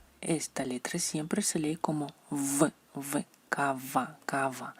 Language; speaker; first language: Spanish; non-native, fluent; Russian